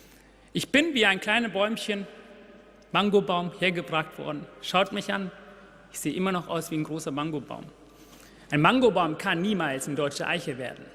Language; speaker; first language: German; non-native, fluent; Tamil